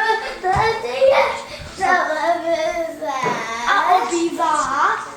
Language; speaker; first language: Czech; early bilingual, heritage; Czech